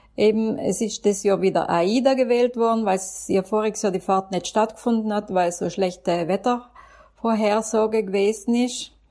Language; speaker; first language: German; native; German